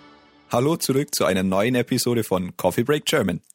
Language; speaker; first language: German; native; German